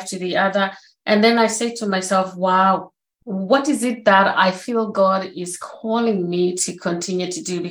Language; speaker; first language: English; non-native, local second language; Shona